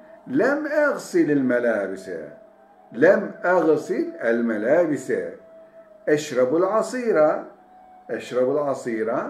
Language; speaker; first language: Arabic; non-native, fluent; Turkish